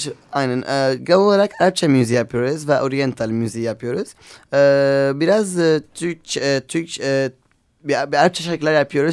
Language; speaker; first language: Turkish; non-native, learner; Arabic